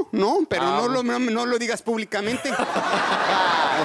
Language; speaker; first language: Spanish; native; Spanish